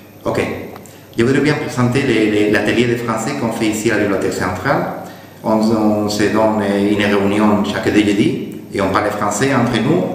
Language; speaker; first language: French; non-native, fluent; Spanish